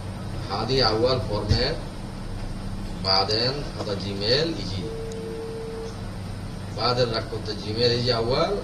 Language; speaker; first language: Arabic; non-native, learner; Bangla